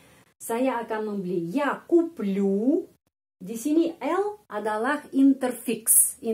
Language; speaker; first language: Indonesian; non-native, fluent; Russian